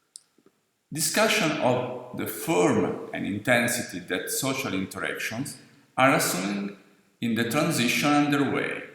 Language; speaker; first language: English; non-native, fluent; Italian